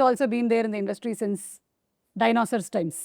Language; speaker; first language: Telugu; native; Telugu